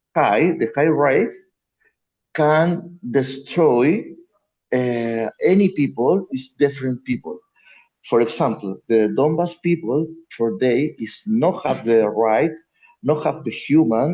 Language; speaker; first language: English; non-native, learner; Spanish